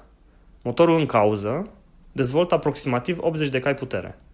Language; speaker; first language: Romanian; native; Romanian